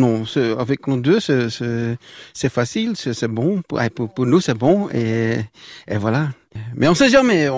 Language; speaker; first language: French; non-native, local second language; Dutch